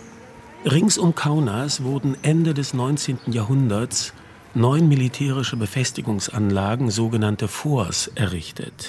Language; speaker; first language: German; native; German